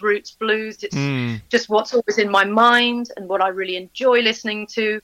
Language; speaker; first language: English; native; English